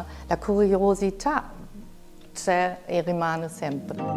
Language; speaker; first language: Italian; non-native, fluent; German